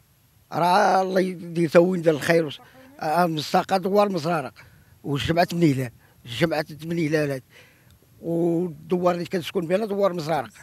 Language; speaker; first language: Arabic; native; Arabic